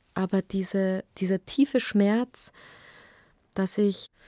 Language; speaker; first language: German; native; German